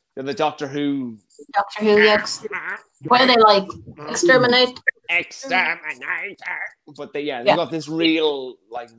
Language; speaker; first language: English; native; English